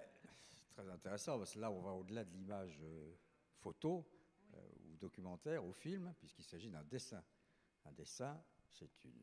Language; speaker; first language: French; native; French